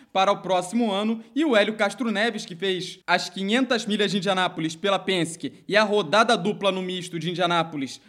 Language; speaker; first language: Portuguese; native; Portuguese